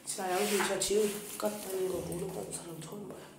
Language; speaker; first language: Korean; early bilingual, heritage; Korean